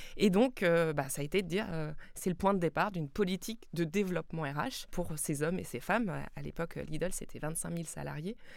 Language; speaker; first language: French; non-native, local second language; Swiss German